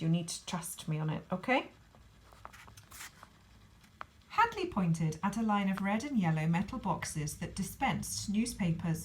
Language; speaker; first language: English; native; English